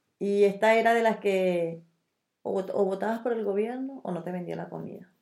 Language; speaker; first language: Spanish; native; Spanish